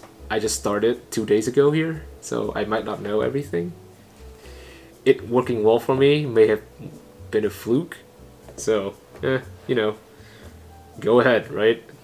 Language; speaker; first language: English; non-native, fluent; Vietnamese